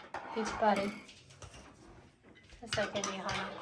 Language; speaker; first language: Finnish; non-native, learner; Persian